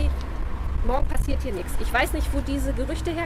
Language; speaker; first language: German; native; German